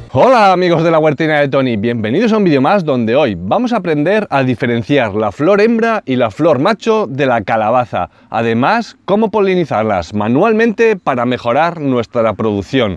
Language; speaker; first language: Spanish; native; Spanish